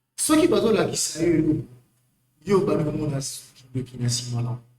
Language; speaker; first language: Lingala; native; Lingala